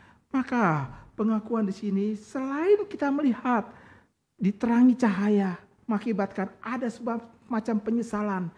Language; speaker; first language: Indonesian; native; Indonesian